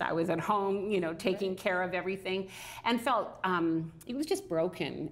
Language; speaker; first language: English; native; English